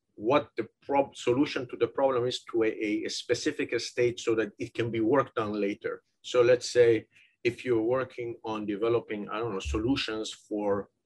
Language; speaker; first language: English; non-native, fluent; Persian